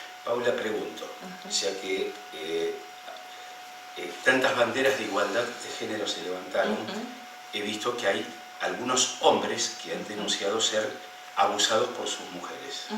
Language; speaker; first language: Spanish; native; Spanish